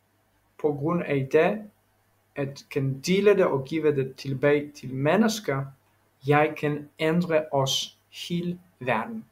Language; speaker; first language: Danish; non-native, learner; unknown